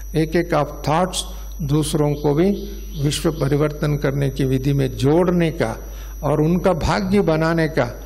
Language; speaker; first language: Hindi; non-native, local second language; Kannada